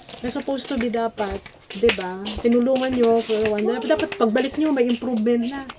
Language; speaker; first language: Filipino; native; Filipino